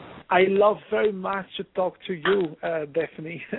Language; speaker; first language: English; non-native, learner; Portuguese